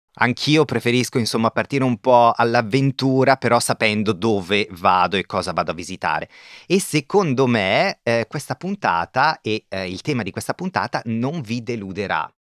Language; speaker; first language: Italian; native; Italian